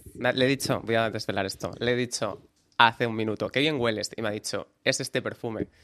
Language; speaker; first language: Spanish; native; Spanish